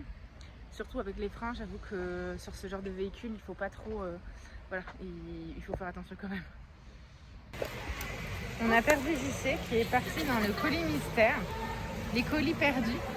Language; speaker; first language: French; native; French